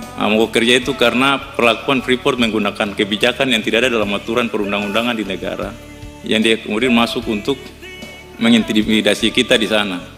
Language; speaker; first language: Indonesian; native; Indonesian